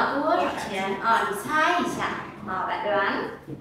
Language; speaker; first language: Chinese; non-native, fluent; Vietnamese